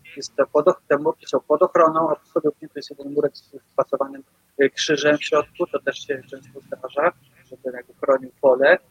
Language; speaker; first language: Polish; native; Polish